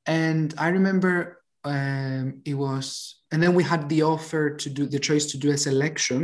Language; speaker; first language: English; non-native, fluent; Greek